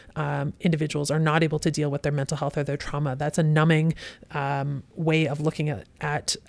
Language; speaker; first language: English; native; English